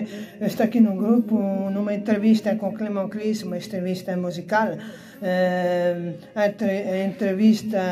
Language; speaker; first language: Portuguese; early bilingual, heritage; Portuguese